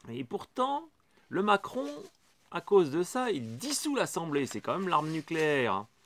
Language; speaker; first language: French; native; French